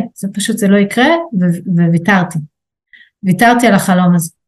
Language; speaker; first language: Hebrew; native; Hebrew